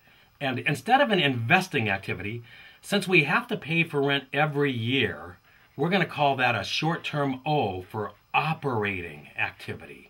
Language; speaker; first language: English; native; English